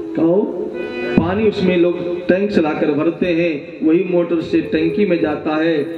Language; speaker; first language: Hindi; native; Hindi